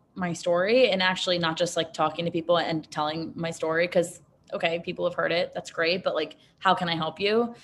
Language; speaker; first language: English; native; English